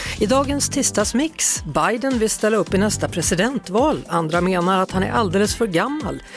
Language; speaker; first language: Swedish; native; Swedish